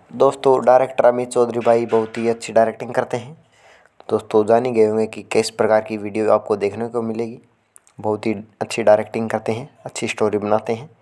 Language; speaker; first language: Hindi; native; Hindi